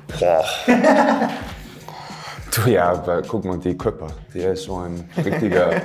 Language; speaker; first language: German; non-native, fluent; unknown